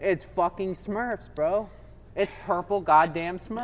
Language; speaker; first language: English; native; English